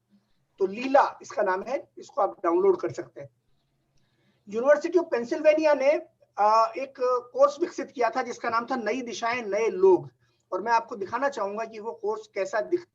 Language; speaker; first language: Hindi; native; Hindi